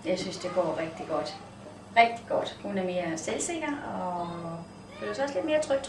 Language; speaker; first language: Danish; native; Danish